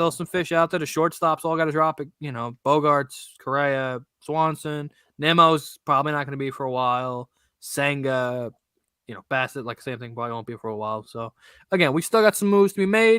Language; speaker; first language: English; native; English